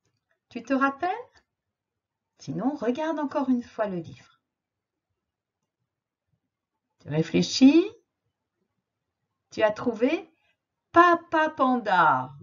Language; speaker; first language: French; native; French